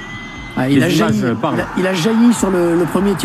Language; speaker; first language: French; native; French